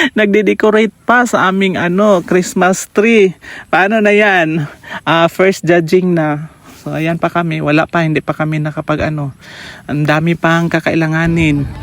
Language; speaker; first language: Filipino; non-native, local second language; Cebuano